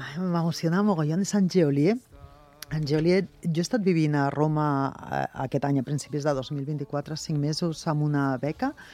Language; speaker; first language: Catalan; non-native, local second language; Spanish